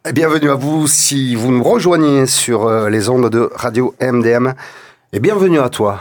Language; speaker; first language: French; native; French